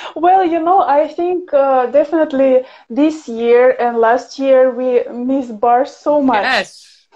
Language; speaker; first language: English; non-native, fluent; Ukrainian